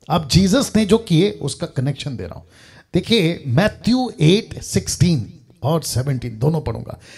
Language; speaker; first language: Hindi; native; Hindi